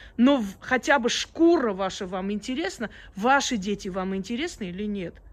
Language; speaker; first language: Russian; early bilingual, other home language; Armenian